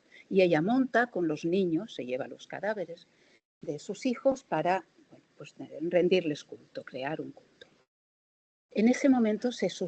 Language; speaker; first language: Spanish; native; Spanish